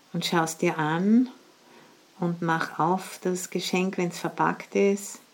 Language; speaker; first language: German; native; German